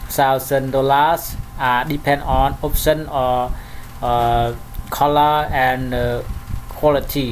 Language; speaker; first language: English; non-native, learner; Khmer